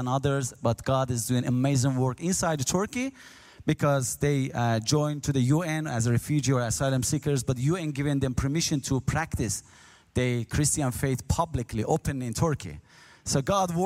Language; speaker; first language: English; non-native, learner; Azerbaijani